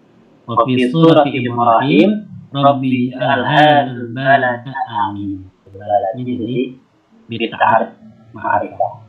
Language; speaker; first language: Arabic; non-native, learner; Indonesian